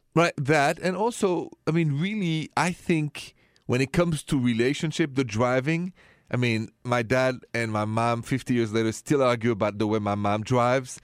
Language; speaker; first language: English; non-native, fluent; French